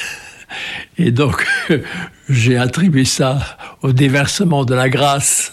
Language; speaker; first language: French; native; French